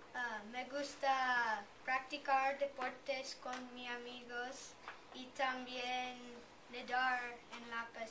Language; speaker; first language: Spanish; non-native, learner; English